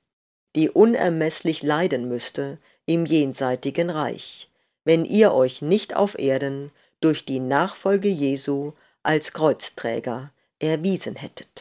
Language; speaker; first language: German; native; German